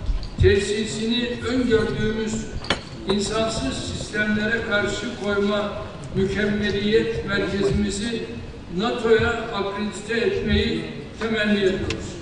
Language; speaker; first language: Turkish; native; Turkish